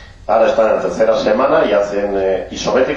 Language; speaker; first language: Spanish; native; Spanish